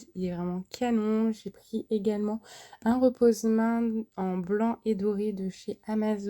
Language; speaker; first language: French; native; French